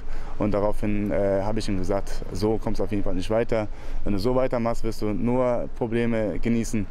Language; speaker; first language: German; native; German